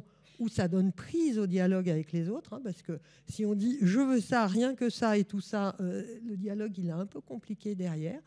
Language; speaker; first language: French; native; French